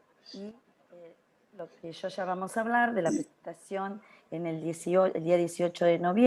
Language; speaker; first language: Portuguese; non-native, fluent; Spanish